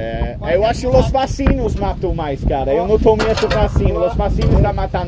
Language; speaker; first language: Portuguese; non-native, fluent; English